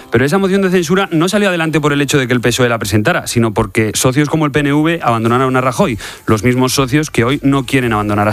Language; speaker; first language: Spanish; native; Spanish